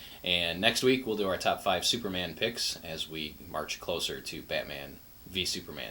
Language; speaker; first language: English; native; English